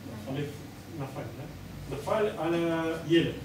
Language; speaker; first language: Hebrew; non-native, learner; Russian